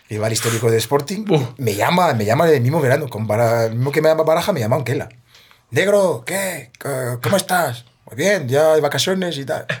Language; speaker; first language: Spanish; non-native, fluent; French